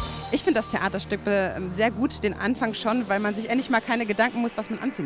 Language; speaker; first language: German; native; German